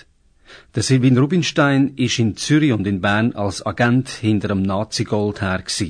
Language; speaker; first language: German; native; German